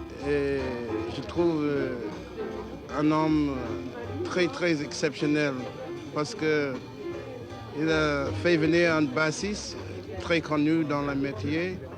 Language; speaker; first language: French; non-native, learner; English